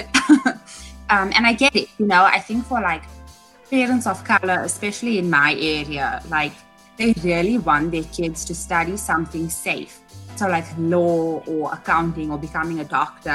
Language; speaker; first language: English; native; English